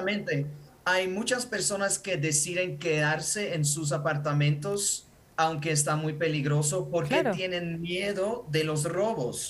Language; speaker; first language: Spanish; non-native, fluent; Ukrainian